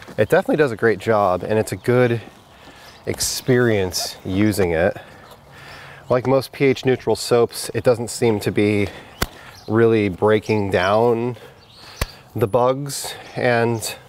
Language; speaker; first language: English; native; English